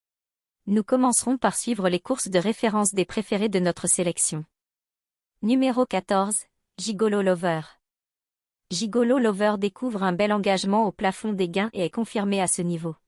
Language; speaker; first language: French; native; French